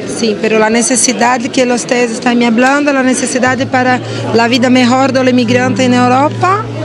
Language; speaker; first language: Spanish; non-native, learner; Portuguese